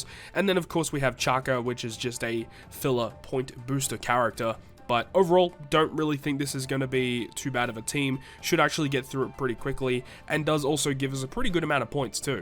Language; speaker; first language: English; native; English